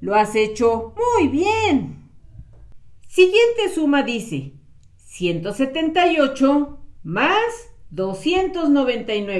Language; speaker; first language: Spanish; native; Spanish